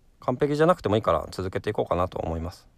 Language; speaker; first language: Japanese; native; Japanese